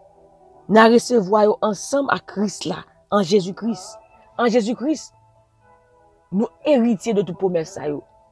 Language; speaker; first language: French; non-native, local second language; Haitian Creole